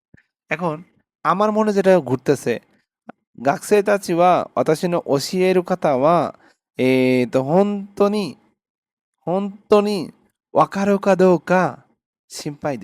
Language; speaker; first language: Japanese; non-native, fluent; Bangla